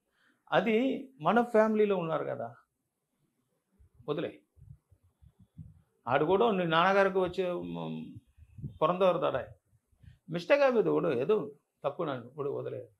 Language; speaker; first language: Telugu; non-native, learner; Tamil